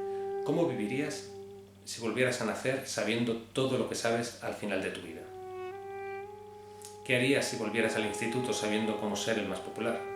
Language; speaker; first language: Spanish; native; Spanish